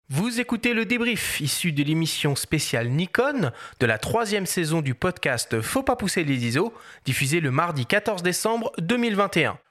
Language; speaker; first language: French; native; French